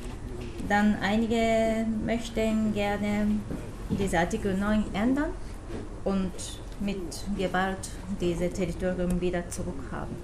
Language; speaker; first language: German; non-native, fluent; Japanese